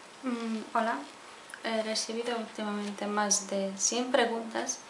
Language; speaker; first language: Spanish; non-native, fluent; Polish